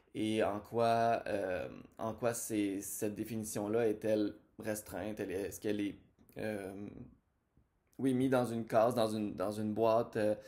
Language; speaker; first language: French; native; French